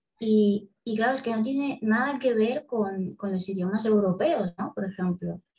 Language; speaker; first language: Spanish; early bilingual, other home language; Russian